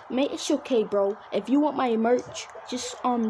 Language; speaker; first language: English; native; English